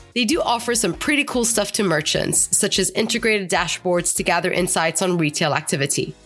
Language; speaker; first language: English; non-native, fluent; Arabic